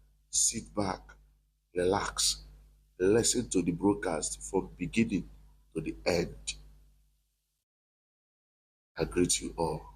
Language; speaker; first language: English; non-native, local second language; Igbo